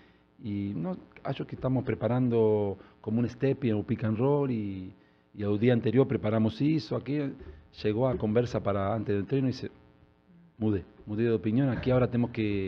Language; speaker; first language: Portuguese; non-native, learner; Spanish